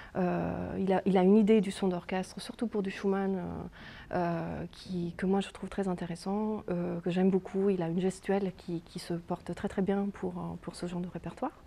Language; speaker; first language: French; native; French